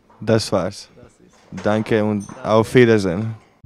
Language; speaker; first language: German; non-native, learner; Croatian